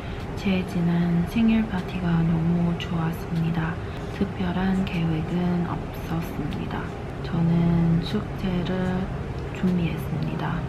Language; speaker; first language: Korean; non-native, learner; English